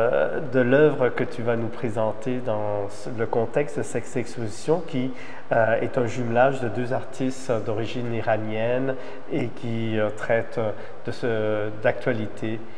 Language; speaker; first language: French; native; French